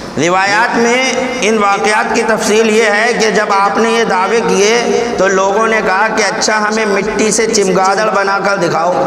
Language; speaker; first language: Urdu; native; Urdu